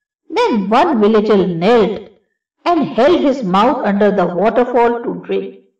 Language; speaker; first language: English; non-native, local second language; Hindi